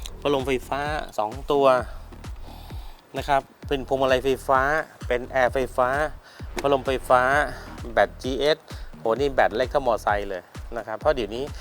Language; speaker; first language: Thai; native; Thai